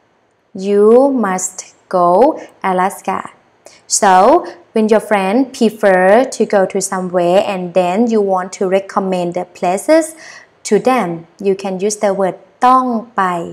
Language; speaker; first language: English; non-native, learner; Thai